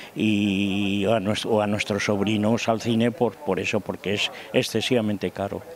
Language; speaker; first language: Spanish; native; Spanish